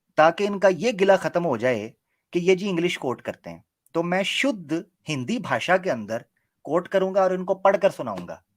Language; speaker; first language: Urdu; native; Urdu